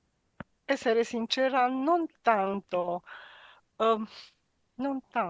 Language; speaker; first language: Italian; non-native, learner; Romanian